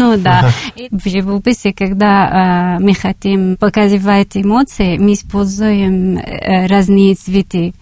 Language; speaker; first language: Russian; non-native, learner; Arabic